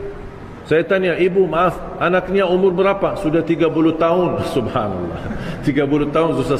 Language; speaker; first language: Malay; non-native, fluent; Arabic